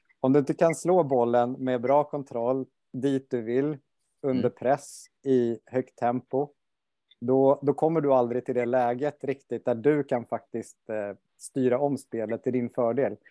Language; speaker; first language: Swedish; native; Swedish